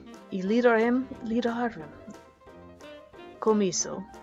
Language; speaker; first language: Portuguese; non-native, learner; English